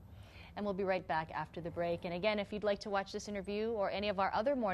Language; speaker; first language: English; native; English